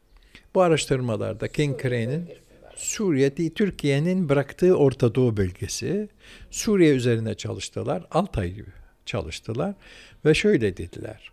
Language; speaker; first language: Turkish; early bilingual, heritage; Turkish